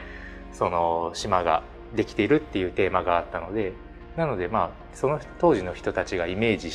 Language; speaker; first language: Japanese; native; Japanese